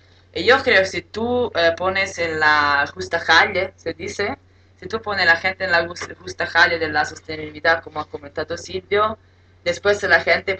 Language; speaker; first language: Spanish; non-native, learner; Italian